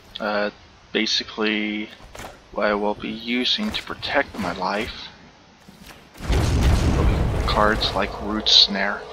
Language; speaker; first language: English; native; English